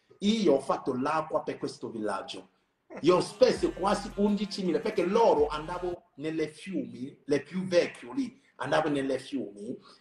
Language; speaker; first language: Italian; non-native, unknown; French